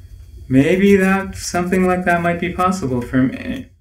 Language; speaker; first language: English; native; English